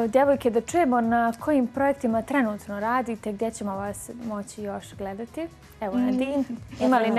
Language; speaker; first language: Croatian; native; Croatian